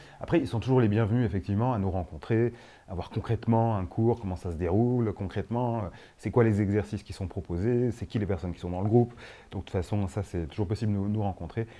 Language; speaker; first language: French; native; French